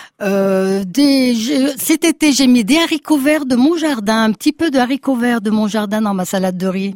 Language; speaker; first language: French; non-native, fluent; Italian